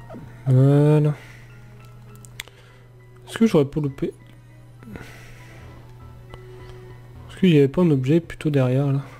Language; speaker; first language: French; native; French